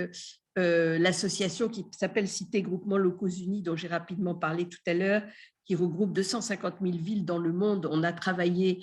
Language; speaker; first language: French; native; French